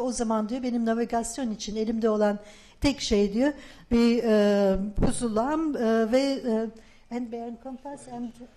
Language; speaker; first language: Turkish; native; Turkish